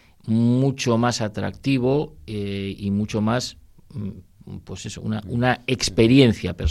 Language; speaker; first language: Spanish; native; Spanish